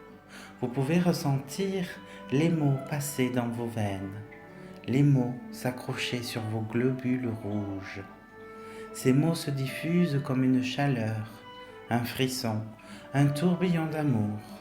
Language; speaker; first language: French; native; French